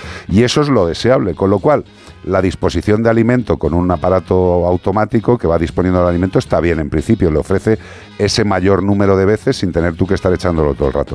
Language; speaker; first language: Spanish; native; Spanish